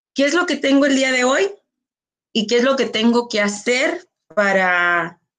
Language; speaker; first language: Spanish; early bilingual, heritage; Spanish